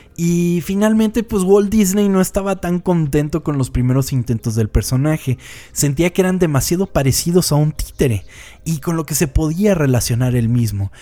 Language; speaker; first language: Spanish; native; Spanish